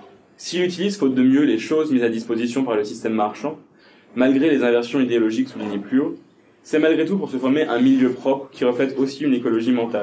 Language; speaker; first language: French; native; French